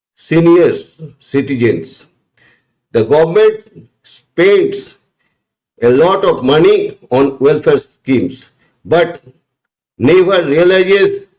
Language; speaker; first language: English; non-native, local second language; Bangla